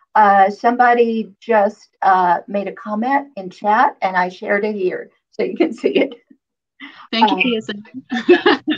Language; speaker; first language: English; non-native, fluent; Hebrew